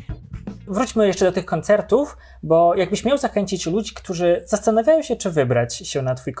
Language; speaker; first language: Polish; native; Polish